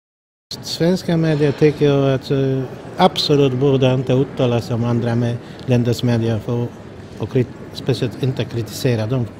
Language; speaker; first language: Swedish; non-native, fluent; Polish